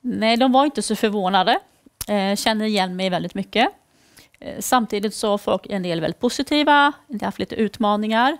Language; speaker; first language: Swedish; native; Swedish